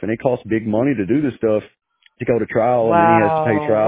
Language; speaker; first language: English; native; English